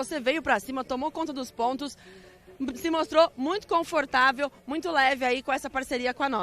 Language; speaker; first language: Portuguese; native; Portuguese